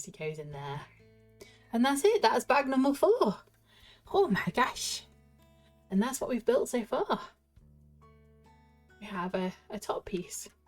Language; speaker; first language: English; native; English